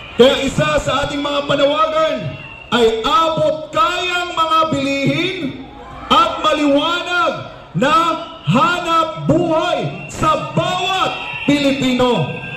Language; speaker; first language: Filipino; native; Filipino